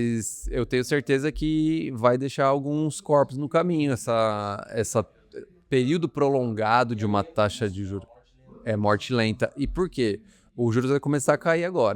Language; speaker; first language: Portuguese; native; Portuguese